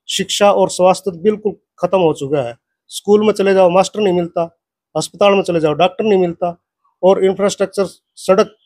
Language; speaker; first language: Hindi; native; Hindi